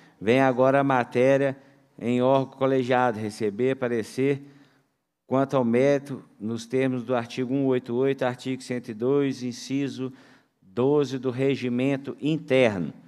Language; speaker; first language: Portuguese; native; Portuguese